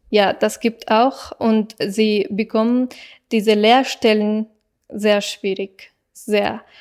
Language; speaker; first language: German; non-native, fluent; Persian